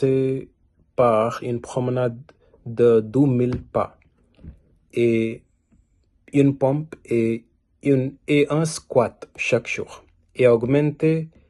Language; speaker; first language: French; non-native, learner; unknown